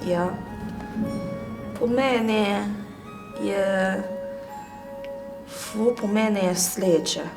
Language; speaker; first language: Slovenian; non-native, learner; Chinese